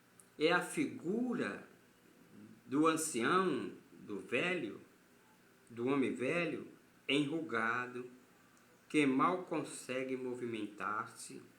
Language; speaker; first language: Portuguese; native; Portuguese